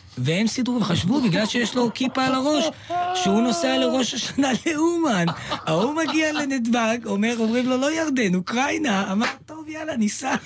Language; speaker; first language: Hebrew; native; Hebrew